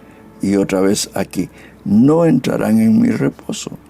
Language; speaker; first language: Spanish; native; Spanish